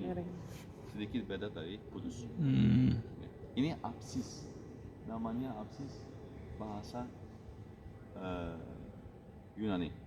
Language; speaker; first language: Indonesian; non-native, learner; Turkish